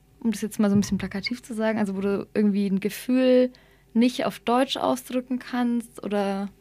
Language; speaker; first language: German; early bilingual, other home language; Somali